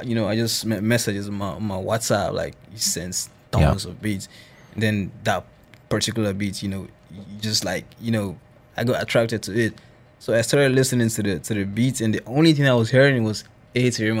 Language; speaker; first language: English; non-native, local second language; Esan